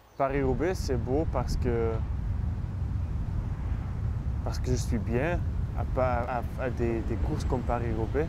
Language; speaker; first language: French; non-native, local second language; Dutch